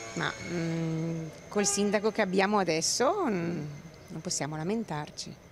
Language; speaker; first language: Italian; native; Italian